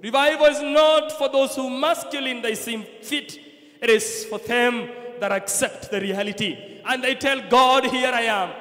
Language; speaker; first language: English; non-native, local second language; Swahili